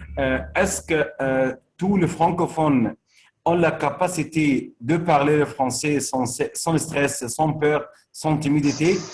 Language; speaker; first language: French; non-native, local second language; Arabic